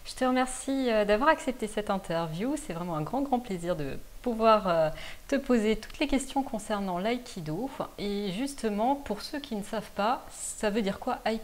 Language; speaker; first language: French; native; French